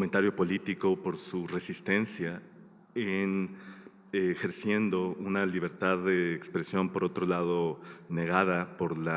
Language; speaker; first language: Spanish; native; Spanish